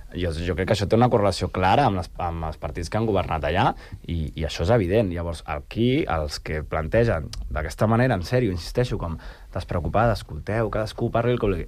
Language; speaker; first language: Catalan; early bilingual, other home language; Spanish